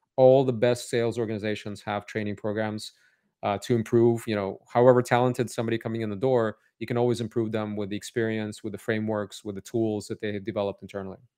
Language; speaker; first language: English; native; English